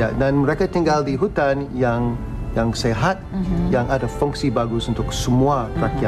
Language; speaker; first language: Indonesian; non-native, fluent; English